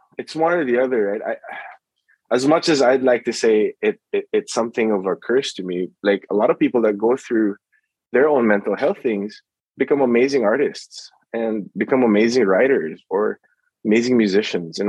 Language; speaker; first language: English; non-native, local second language; Filipino